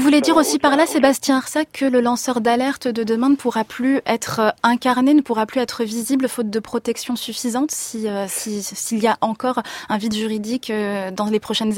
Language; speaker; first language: French; native; French